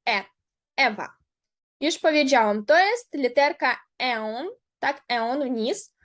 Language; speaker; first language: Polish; non-native, fluent; Ukrainian